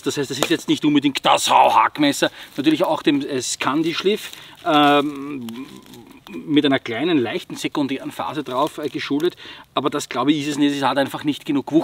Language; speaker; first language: German; native; German